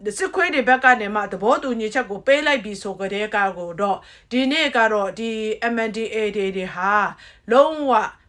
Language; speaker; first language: Burmese; native; Burmese